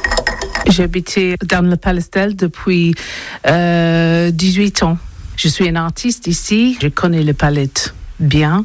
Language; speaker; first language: French; non-native, learner; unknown